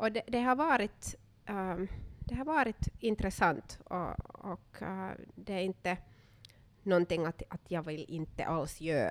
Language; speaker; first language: Swedish; non-native, local second language; Finnish